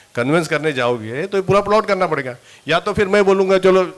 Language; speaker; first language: Hindi; non-native, local second language; Marathi